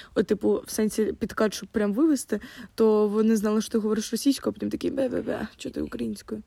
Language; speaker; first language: Ukrainian; non-native, local second language; Russian